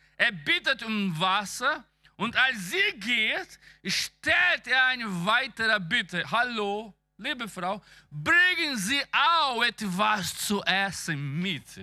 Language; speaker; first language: German; non-native, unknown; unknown